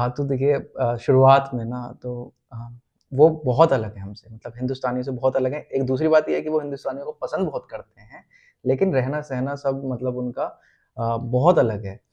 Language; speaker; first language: Hindi; native; Hindi